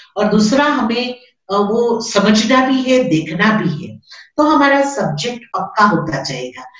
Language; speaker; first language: Hindi; non-native, local second language; Gujarati